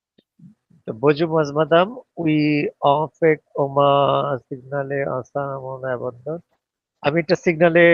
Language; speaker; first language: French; non-native, learner; Bangla